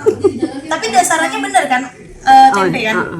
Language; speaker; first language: Indonesian; native; Indonesian